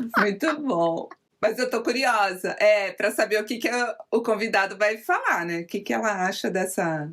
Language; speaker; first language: Portuguese; native; Portuguese